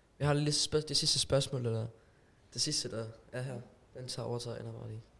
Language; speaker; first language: Danish; non-native, local second language; German